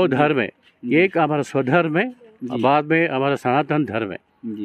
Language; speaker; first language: Hindi; non-native, local second language; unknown